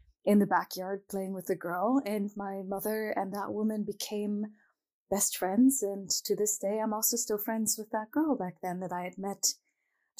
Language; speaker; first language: English; non-native, fluent; Arabic